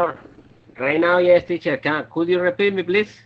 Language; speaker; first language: English; non-native, learner; Spanish